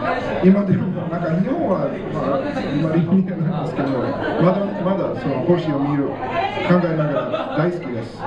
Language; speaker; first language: Japanese; non-native, learner; English